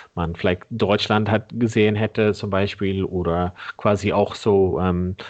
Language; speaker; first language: German; non-native, fluent; English